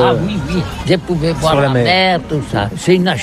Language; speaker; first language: French; non-native, learner; Catalan